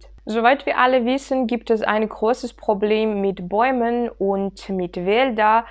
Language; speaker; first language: German; non-native, fluent; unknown